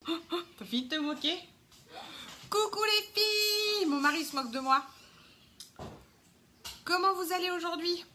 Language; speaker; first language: French; native; French